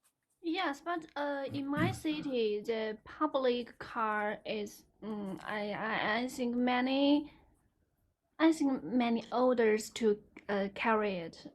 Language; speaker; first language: English; non-native, learner; Chinese